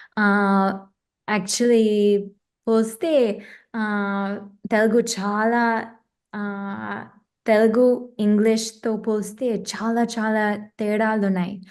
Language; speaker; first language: Telugu; non-native, fluent; English